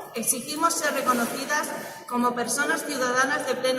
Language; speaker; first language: Spanish; native; Spanish